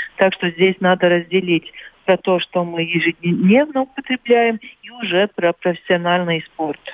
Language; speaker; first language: Russian; non-native, local second language; Latvian